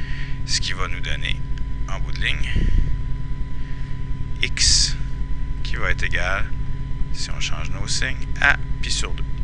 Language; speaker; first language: French; native; French